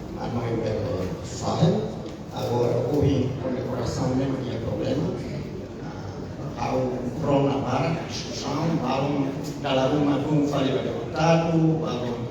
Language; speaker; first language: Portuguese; non-native, local second language; Tetum